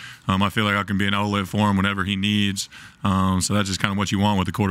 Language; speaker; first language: English; native; English